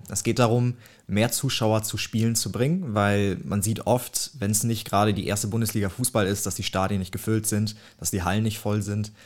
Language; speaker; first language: German; early bilingual, other home language; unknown